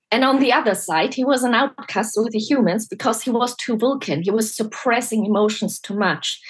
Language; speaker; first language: English; non-native, fluent; German